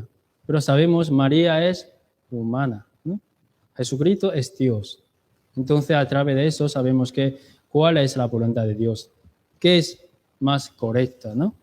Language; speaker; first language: Spanish; non-native, learner; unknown